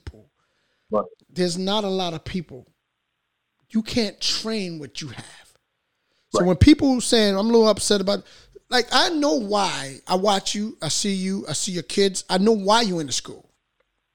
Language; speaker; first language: English; native; English